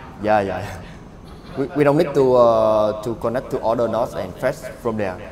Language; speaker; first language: English; non-native, learner; Vietnamese